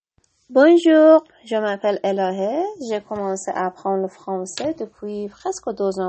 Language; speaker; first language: French; non-native, learner; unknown